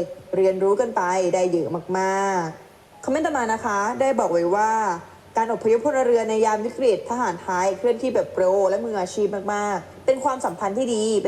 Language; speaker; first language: Thai; native; Thai